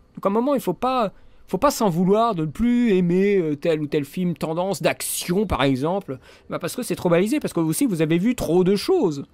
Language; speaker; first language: French; native; French